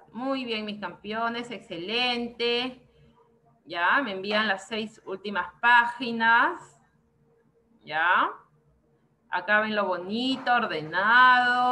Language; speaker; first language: Spanish; native; Spanish